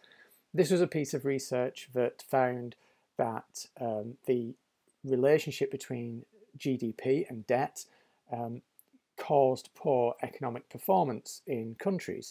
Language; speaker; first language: English; native; English